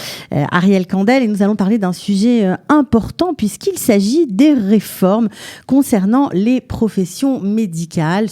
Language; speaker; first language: French; native; French